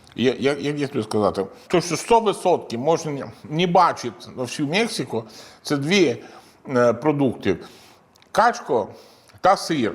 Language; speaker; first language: Ukrainian; non-native, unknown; Italian